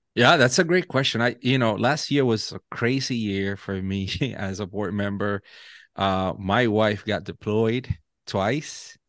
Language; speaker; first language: English; non-native, fluent; Spanish